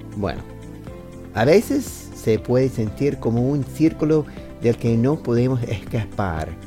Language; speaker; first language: Spanish; non-native, fluent; English